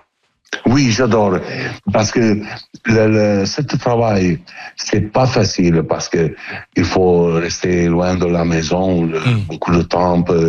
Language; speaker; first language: French; non-native, learner; Italian